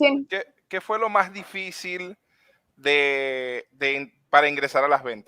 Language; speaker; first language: Spanish; native; Spanish